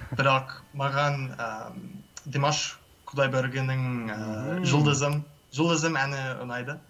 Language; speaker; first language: Kazakh; non-native, learner; English